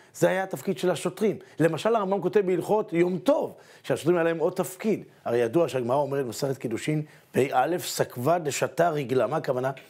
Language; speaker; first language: Hebrew; native; Hebrew